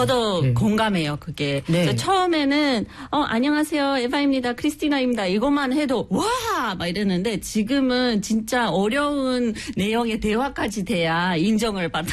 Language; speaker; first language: Korean; non-native, fluent; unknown